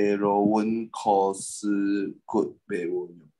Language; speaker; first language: Korean; non-native, learner; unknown